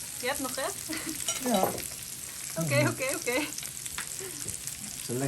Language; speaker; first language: Dutch; non-native, fluent; Thai